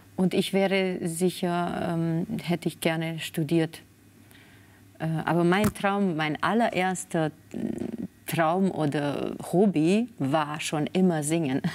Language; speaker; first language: German; non-native, fluent; Spanish